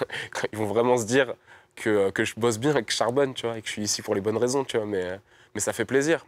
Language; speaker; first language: French; native; French